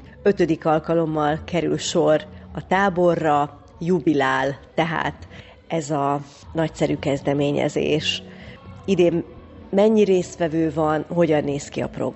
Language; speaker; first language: Hungarian; native; Hungarian